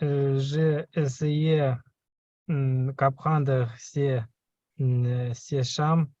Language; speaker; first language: French; non-native, learner; Russian